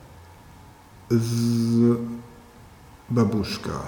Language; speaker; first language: Russian; non-native, learner; German